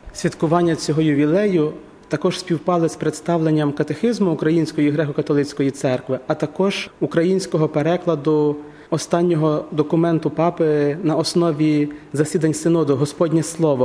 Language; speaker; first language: Ukrainian; native; Ukrainian